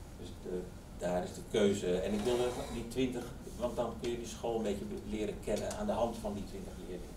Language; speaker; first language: Dutch; native; Dutch